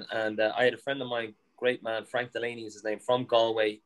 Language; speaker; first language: English; native; English